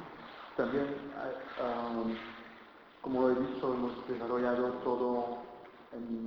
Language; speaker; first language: Spanish; non-native, fluent; French